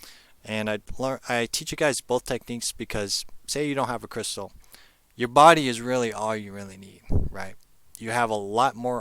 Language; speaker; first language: English; native; English